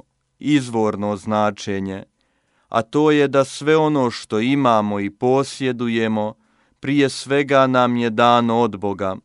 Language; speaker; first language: Croatian; native; Croatian